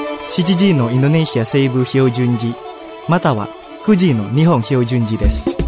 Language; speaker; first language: Japanese; non-native, fluent; Indonesian